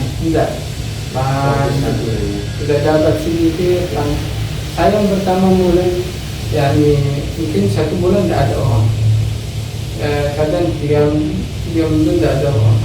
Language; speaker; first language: Indonesian; non-native, learner; Arabic